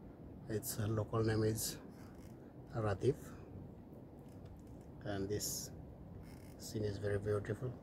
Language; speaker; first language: English; non-native, learner; Nepali